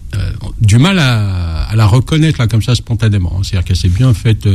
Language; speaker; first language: French; native; French